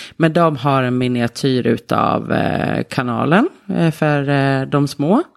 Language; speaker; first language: Swedish; native; Swedish